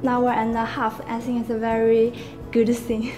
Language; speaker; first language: English; non-native, learner; Chinese